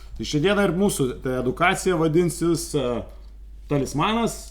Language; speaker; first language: Lithuanian; native; Lithuanian